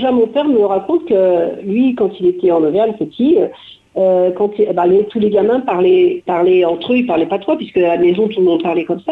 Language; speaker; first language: French; native; French